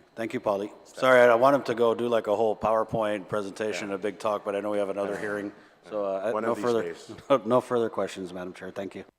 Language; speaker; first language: English; early bilingual, other home language; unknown